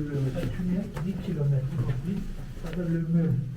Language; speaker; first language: French; non-native, learner; Turkish